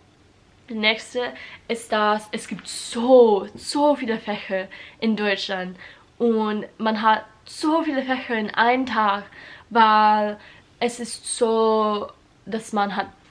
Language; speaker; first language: German; non-native, learner; English